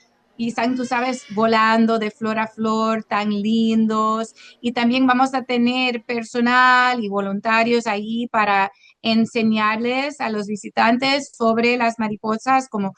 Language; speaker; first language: Spanish; non-native, local second language; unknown